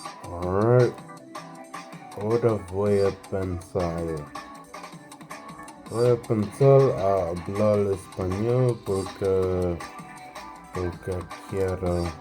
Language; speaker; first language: Spanish; non-native, learner; English